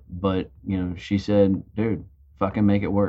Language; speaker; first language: English; native; English